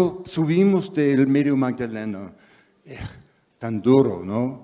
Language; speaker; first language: Spanish; non-native, fluent; English